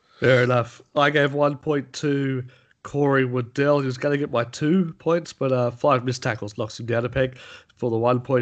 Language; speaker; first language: English; native; English